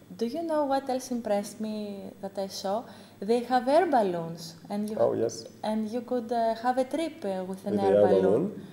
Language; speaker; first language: English; non-native, fluent; Greek